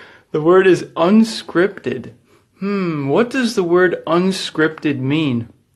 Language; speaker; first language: English; native; English